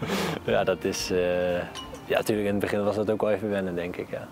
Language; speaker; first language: Dutch; native; Dutch